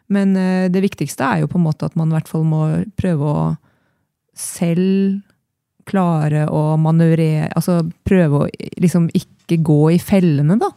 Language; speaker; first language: Norwegian; native; Norwegian